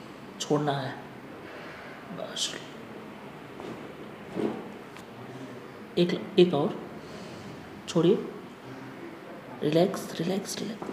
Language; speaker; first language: Hindi; native; Hindi